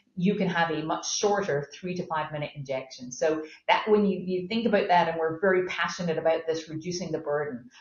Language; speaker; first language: English; native; English